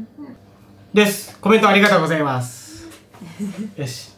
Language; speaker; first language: Japanese; native; Japanese